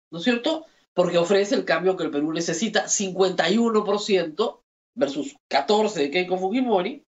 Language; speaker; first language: Spanish; native; Spanish